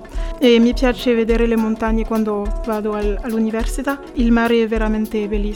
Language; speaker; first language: Italian; non-native, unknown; French